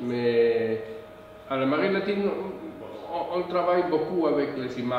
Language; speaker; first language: French; non-native, fluent; Spanish